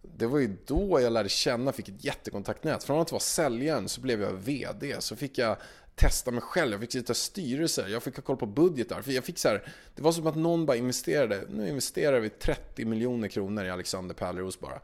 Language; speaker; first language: Swedish; early bilingual, other home language; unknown